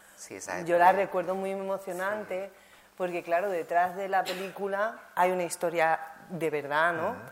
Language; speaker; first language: Spanish; native; Spanish